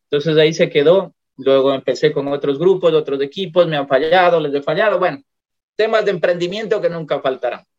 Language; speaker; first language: Spanish; native; Spanish